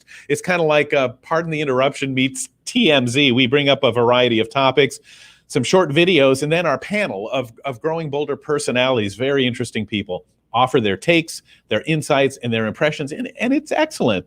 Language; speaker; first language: English; native; English